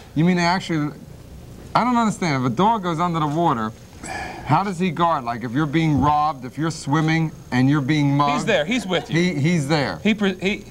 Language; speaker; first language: English; native; English